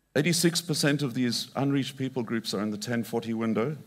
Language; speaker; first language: English; native; English